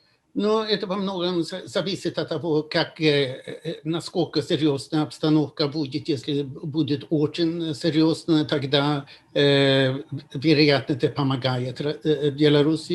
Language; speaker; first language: Russian; non-native, fluent; Swedish